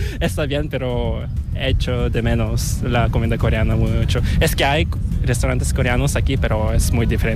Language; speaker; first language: Spanish; non-native, fluent; Korean